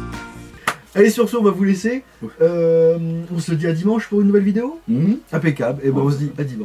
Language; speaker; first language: French; native; French